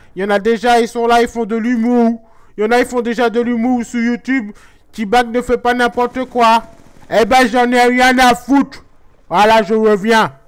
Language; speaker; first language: French; native; French